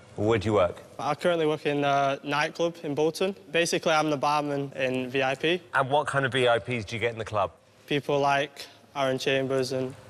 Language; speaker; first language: English; native; English